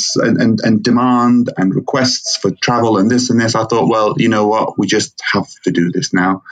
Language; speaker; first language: English; non-native, fluent; Arabic